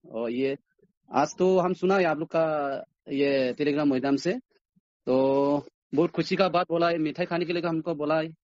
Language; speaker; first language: Hindi; non-native, local second language; Assamese